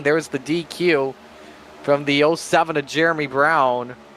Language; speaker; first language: English; native; English